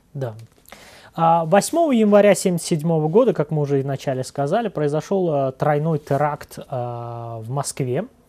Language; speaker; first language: Russian; non-native, local second language; Azerbaijani